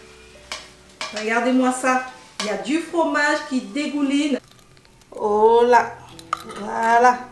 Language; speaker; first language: French; native; French